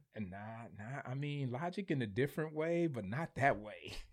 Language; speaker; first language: English; native; English